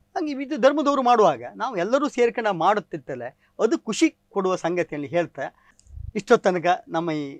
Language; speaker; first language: Kannada; native; Kannada